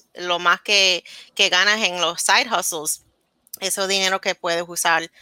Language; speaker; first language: Spanish; early bilingual, heritage; Spanish